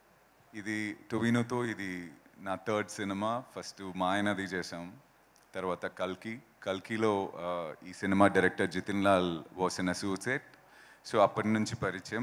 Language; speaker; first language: Telugu; non-native, fluent; Malayalam